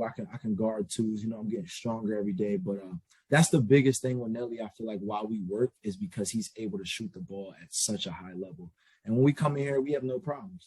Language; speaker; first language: English; native; English